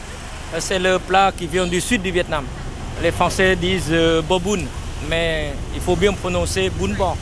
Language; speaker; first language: French; non-native, fluent; Vietnamese